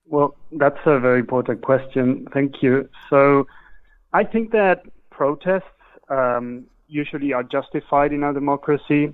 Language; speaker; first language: English; non-native, fluent; Spanish